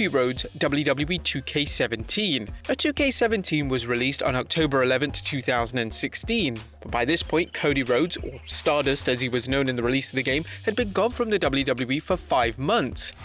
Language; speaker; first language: English; native; English